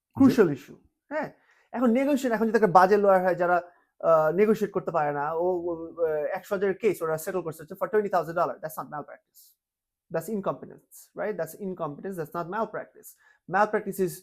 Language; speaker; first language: Bangla; native; Bangla